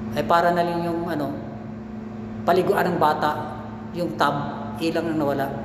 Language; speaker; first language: Filipino; non-native, local second language; Cebuano